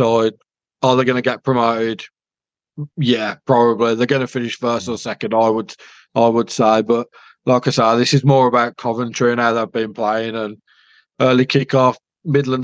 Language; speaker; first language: English; native; English